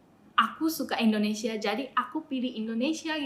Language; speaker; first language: Indonesian; non-native, fluent; Japanese